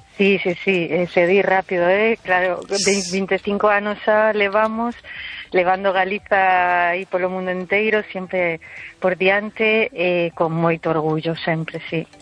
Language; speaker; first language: Galician; early bilingual, heritage; Galician